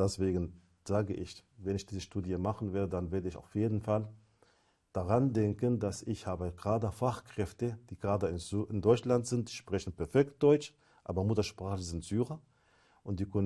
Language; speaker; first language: German; non-native, fluent; Arabic